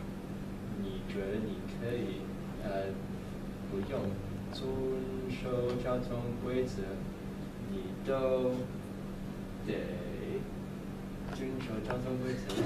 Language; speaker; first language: Chinese; non-native, learner; English